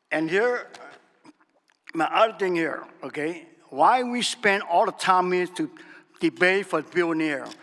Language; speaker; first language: English; non-native, learner; Vietnamese